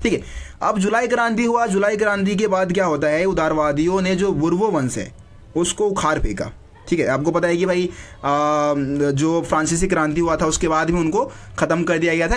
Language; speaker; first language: Hindi; native; Hindi